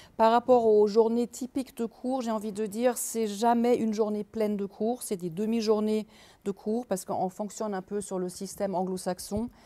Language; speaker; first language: French; native; French